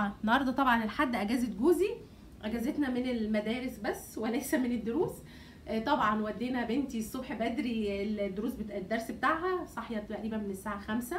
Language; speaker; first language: Arabic; native; Arabic